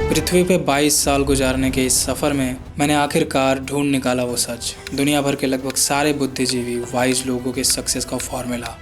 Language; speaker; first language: Hindi; non-native, local second language; Bhojpuri